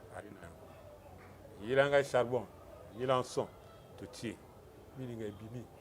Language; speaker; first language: Lingala; native; Lingala